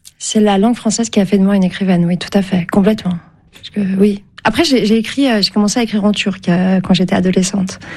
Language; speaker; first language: French; early bilingual, other home language; Turkish